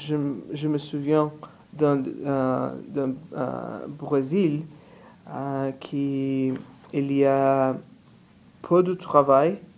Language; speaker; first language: French; non-native, learner; Portuguese